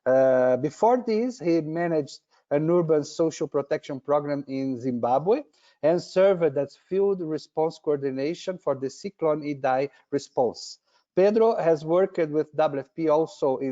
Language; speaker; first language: English; non-native, fluent; Portuguese